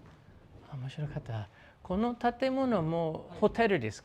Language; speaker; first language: Japanese; non-native, learner; English